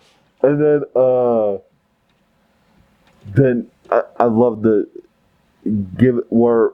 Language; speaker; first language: English; native; English